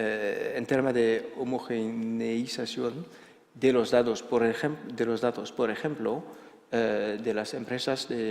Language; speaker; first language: Spanish; non-native, fluent; Dutch